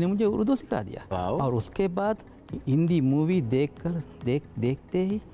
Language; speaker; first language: Hindi; non-native, learner; Divehi